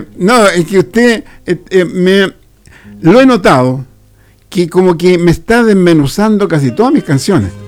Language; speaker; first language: Spanish; native; Spanish